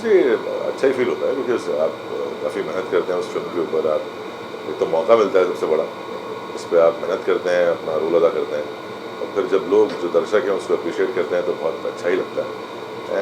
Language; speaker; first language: Hindi; native; Hindi